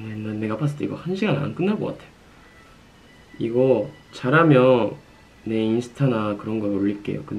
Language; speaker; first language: Korean; non-native, fluent; Japanese